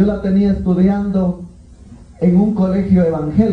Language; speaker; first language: Spanish; native; Spanish